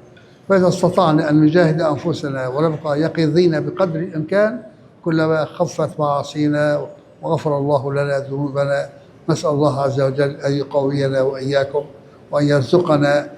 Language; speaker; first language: Arabic; native; Arabic